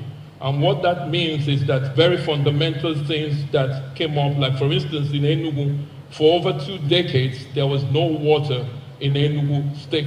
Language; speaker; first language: English; non-native, local second language; Igbo